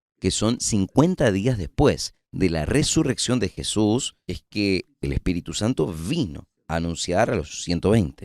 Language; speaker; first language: Spanish; non-native, fluent; Portuguese